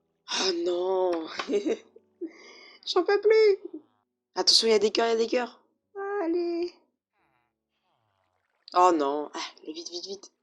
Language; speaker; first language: French; native; French